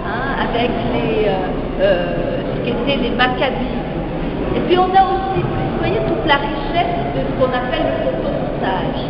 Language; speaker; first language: French; native; French